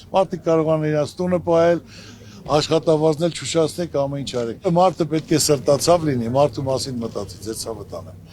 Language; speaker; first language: Armenian; native; Armenian